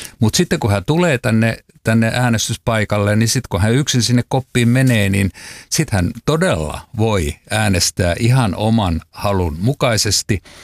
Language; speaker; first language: Finnish; native; Finnish